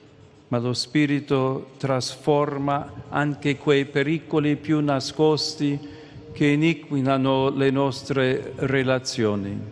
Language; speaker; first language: Italian; non-native, fluent; English